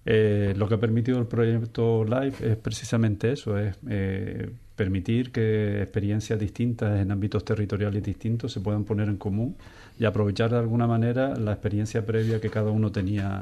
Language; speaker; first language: Spanish; native; Spanish